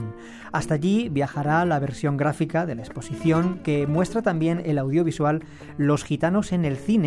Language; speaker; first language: Spanish; native; Spanish